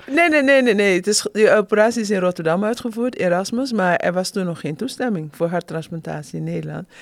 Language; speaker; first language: Dutch; native; Dutch